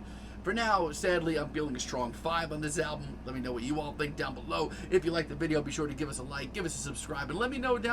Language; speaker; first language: English; native; English